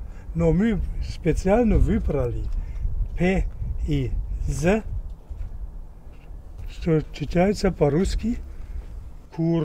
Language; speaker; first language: Russian; non-native, learner; German